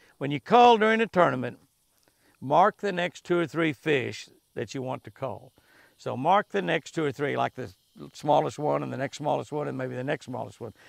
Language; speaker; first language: English; native; English